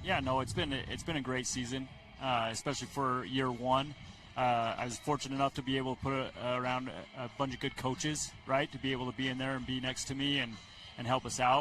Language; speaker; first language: English; native; English